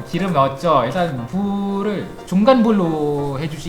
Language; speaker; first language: Korean; non-native, fluent; Malay